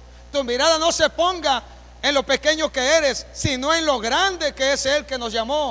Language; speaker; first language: Spanish; native; Spanish